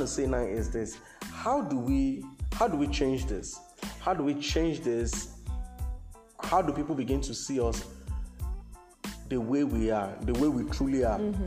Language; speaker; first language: English; non-native, local second language; Yoruba